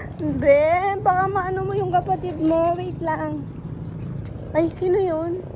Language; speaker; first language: Filipino; native; Filipino